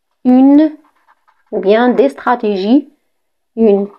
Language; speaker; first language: French; non-native, local second language; Arabic